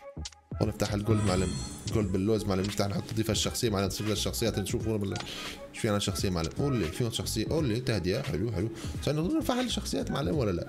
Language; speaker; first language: Arabic; native; Arabic